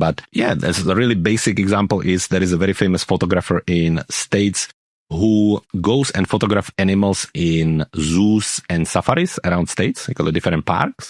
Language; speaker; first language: English; non-native, fluent; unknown